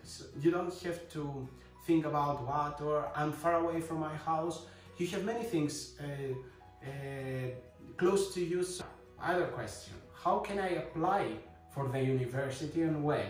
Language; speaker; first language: English; non-native, fluent; Greek